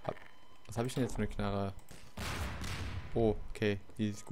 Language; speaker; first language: German; native; German